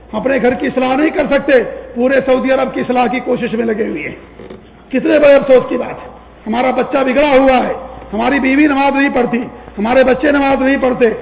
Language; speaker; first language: Urdu; native; Urdu